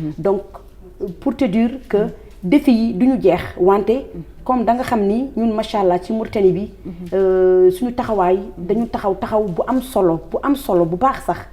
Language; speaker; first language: Wolof; non-native, local second language; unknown